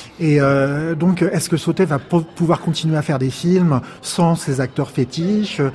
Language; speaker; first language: French; native; French